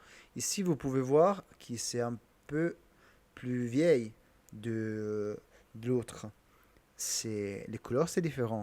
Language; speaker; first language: French; non-native, learner; Italian